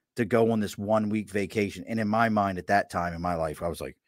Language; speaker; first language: English; native; English